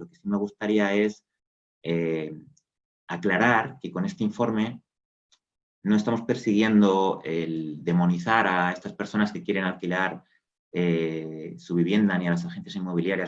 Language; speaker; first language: Spanish; native; Spanish